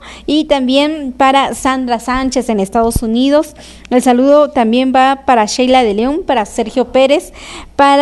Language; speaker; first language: Spanish; native; Spanish